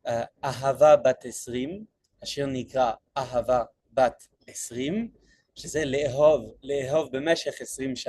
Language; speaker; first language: Hebrew; non-native, fluent; French